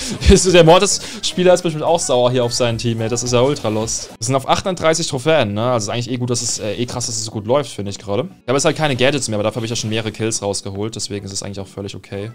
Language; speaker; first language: German; native; German